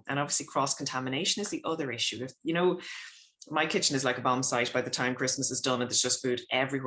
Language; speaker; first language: English; native; English